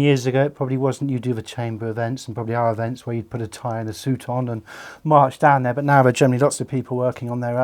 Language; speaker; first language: English; native; English